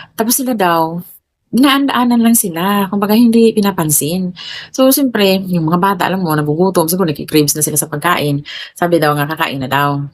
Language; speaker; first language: Filipino; non-native, local second language; Cebuano